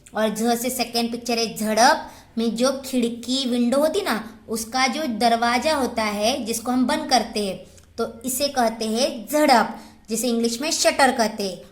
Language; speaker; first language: Hindi; non-native, local second language; Marathi